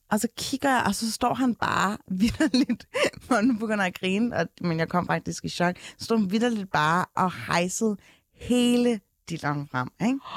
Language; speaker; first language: Danish; native; Danish